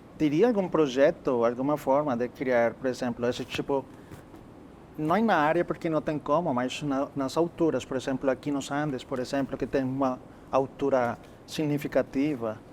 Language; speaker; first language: Portuguese; non-native, fluent; Spanish